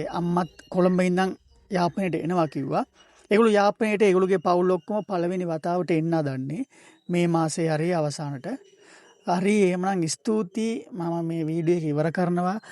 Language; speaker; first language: Sinhala; non-native, local second language; Tamil